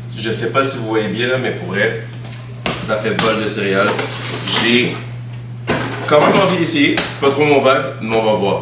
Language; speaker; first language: French; early bilingual, other home language; Haitian Creole